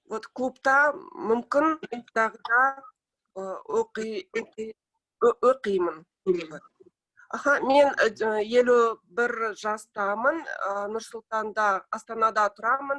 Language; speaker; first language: Kazakh; non-native, local second language; Russian